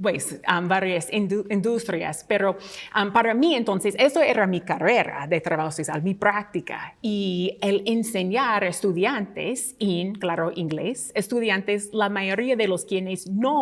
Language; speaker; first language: Spanish; non-native, fluent; English